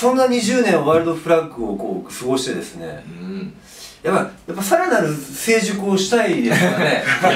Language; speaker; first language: Japanese; native; Japanese